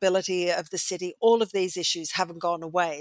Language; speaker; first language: English; native; English